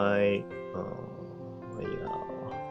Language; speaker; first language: English; non-native, learner; Japanese